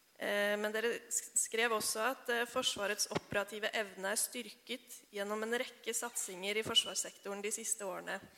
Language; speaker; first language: Norwegian; native; Norwegian